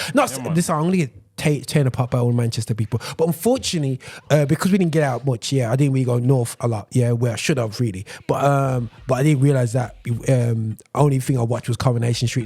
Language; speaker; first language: English; native; English